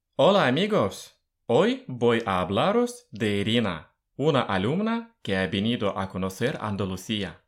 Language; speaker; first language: Spanish; non-native, fluent; Russian